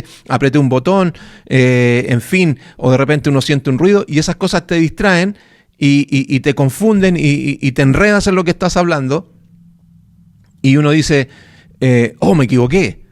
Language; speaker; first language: Spanish; native; Spanish